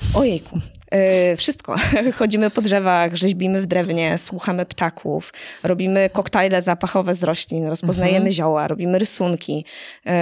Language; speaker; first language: Polish; native; Polish